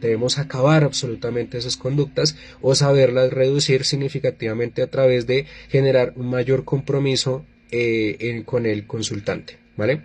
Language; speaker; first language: Spanish; native; Spanish